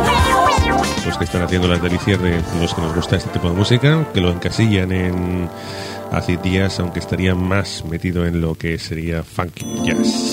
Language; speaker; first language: Spanish; native; Spanish